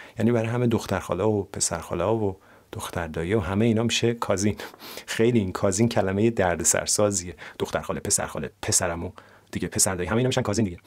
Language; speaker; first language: Persian; native; Persian